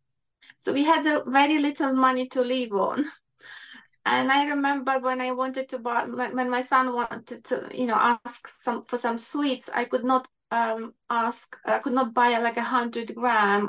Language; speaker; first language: English; non-native, fluent; Ukrainian